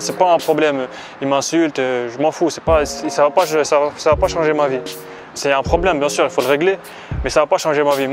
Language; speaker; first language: French; early bilingual, other home language; Arabic